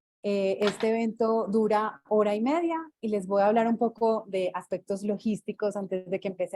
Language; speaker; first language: Spanish; native; Spanish